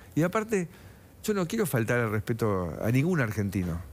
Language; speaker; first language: Spanish; native; Spanish